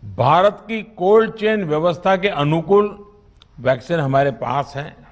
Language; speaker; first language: Hindi; non-native, local second language; Gujarati